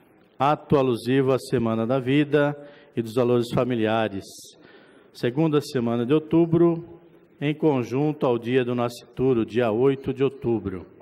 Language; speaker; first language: Portuguese; native; Portuguese